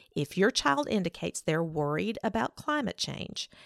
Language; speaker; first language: English; native; English